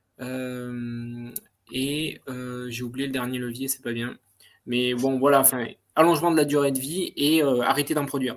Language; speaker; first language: French; native; French